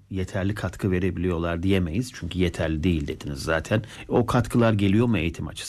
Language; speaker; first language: Turkish; native; Turkish